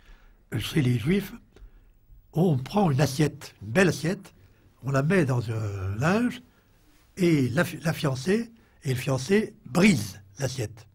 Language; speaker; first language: French; native; French